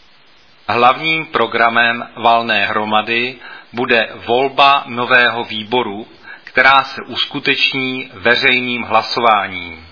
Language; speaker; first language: Czech; native; Czech